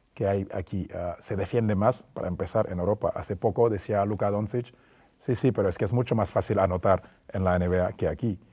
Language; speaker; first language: Spanish; non-native, fluent; French